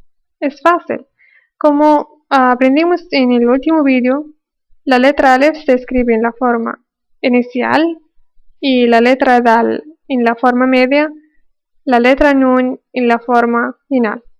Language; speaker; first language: Spanish; non-native, fluent; Arabic